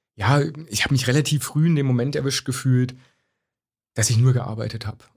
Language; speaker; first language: German; native; German